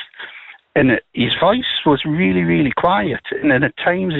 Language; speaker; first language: English; native; English